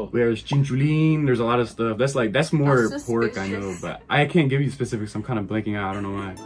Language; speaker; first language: English; native; English